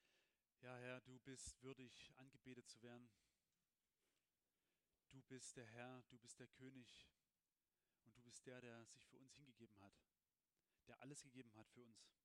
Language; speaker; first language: German; native; German